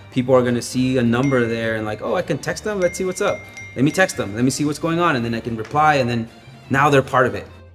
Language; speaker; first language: English; early bilingual, other home language; Spanish